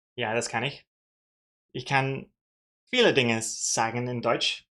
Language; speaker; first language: German; early bilingual, heritage; German